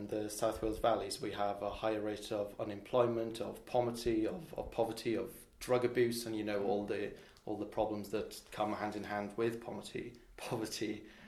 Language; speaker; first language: English; non-native, local second language; Welsh